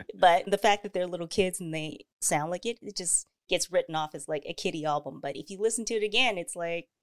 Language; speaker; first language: English; native; English